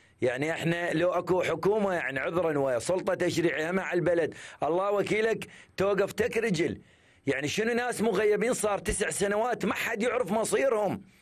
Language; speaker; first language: Arabic; native; Arabic